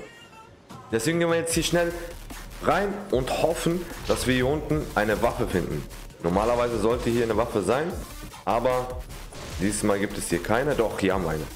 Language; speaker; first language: German; native; German